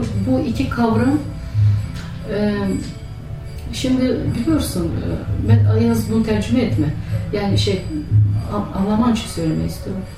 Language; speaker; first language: Turkish; early bilingual, heritage; Turkish